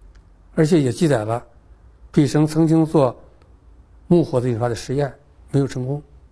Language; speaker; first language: Chinese; native; Chinese